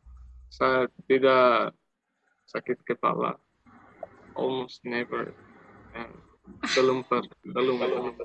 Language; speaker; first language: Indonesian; non-native, learner; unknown